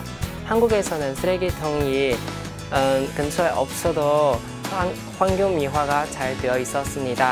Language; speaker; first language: Korean; non-native, learner; Chinese